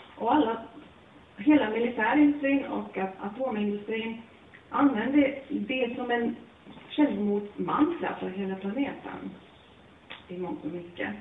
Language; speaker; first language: Swedish; non-native, fluent; Latvian